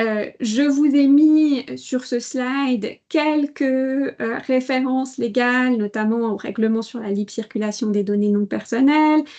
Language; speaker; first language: French; native; French